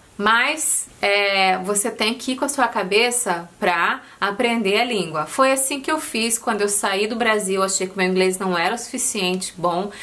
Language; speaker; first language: Portuguese; native; Portuguese